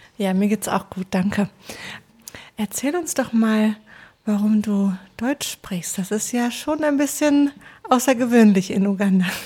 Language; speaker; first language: German; native; German